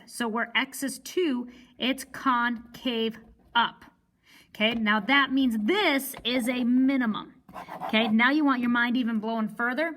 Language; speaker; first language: English; native; English